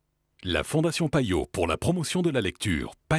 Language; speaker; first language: French; native; French